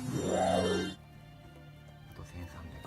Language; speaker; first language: Japanese; native; Japanese